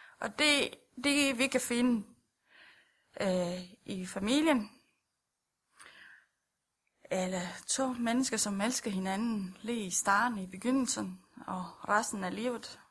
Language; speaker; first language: Danish; non-native, fluent; Romanian